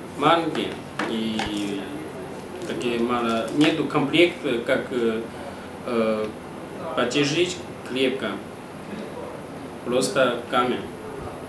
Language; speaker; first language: Russian; non-native, learner; Chinese